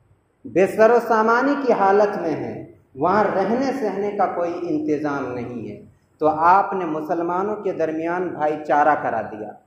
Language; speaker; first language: Urdu; native; Urdu